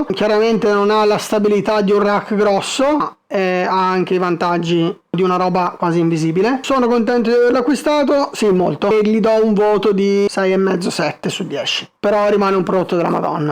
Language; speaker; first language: Italian; native; Italian